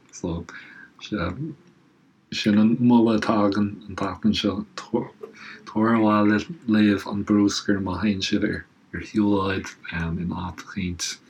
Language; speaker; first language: Irish; non-native, local second language; English